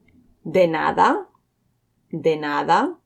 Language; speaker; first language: Spanish; non-native, fluent; English